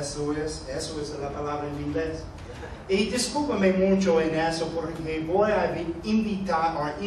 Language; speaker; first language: Spanish; non-native, fluent; English